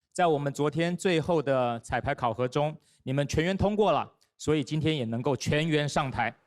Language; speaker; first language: Chinese; native; Chinese